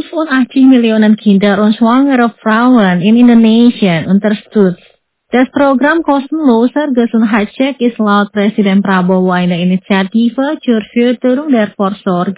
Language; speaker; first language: German; non-native, fluent; Indonesian